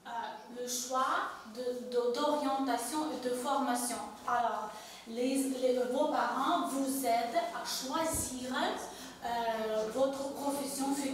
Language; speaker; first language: French; non-native, fluent; Ukrainian